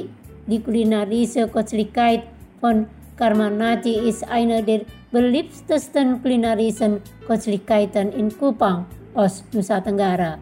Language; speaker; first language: German; non-native, fluent; Indonesian